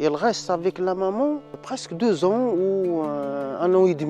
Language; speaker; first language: French; non-native, learner; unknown